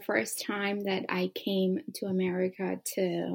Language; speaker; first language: English; early bilingual, other home language; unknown